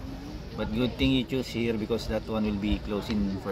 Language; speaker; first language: English; non-native, local second language; Filipino